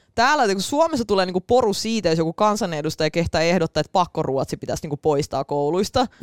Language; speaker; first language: Finnish; early bilingual, other home language; Russian